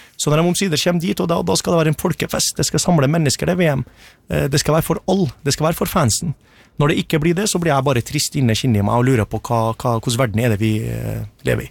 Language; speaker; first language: Norwegian; early bilingual, other home language; Arabic